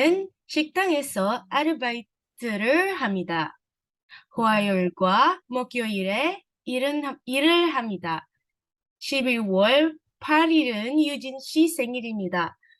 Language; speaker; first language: Korean; non-native, learner; Indonesian